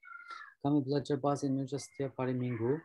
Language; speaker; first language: Indonesian; non-native, learner; Turkish